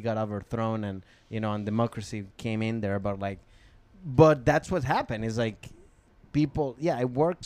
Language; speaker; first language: English; non-native, fluent; Spanish